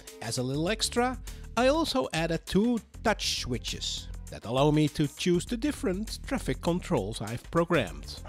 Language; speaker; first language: English; non-native, fluent; Dutch